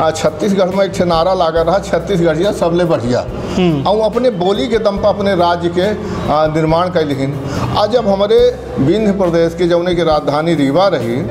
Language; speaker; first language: Hindi; native; Hindi